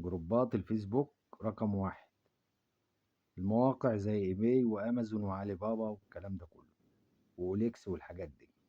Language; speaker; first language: Arabic; native; Arabic